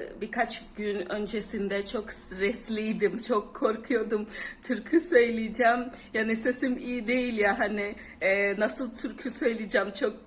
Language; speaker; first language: Turkish; non-native, fluent; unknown